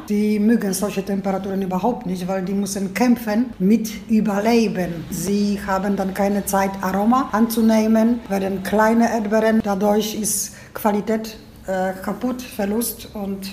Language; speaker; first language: German; non-native, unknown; Polish